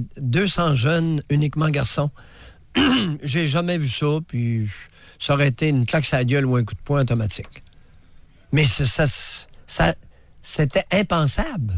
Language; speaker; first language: French; native; French